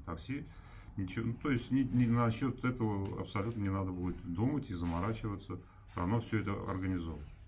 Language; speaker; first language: Russian; native; Russian